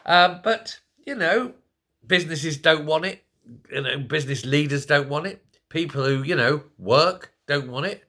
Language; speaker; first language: English; native; English